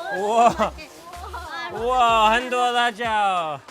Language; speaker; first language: Chinese; non-native, learner; English